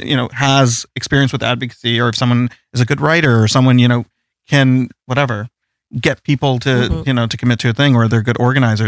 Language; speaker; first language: English; early bilingual, other home language; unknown